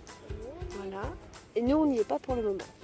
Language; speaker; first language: French; native; French